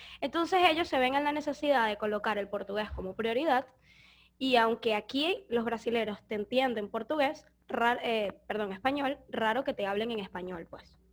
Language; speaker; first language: Spanish; native; Spanish